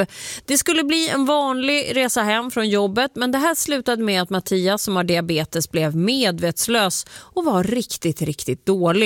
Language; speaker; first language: Swedish; native; Swedish